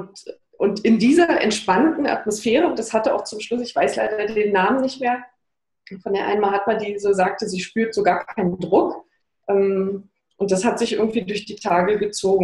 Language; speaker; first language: German; native; German